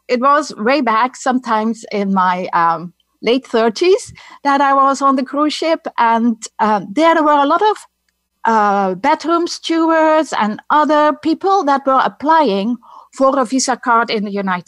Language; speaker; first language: English; non-native, fluent; Dutch